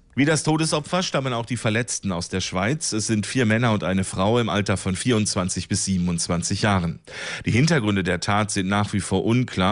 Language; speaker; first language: German; native; German